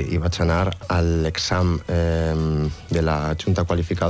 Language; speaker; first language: Catalan; non-native, local second language; Spanish